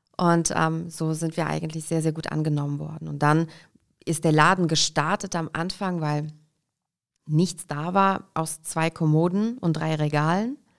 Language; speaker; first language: German; early bilingual, other home language; Russian